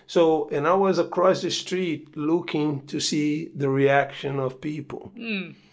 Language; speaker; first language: English; non-native, fluent; Portuguese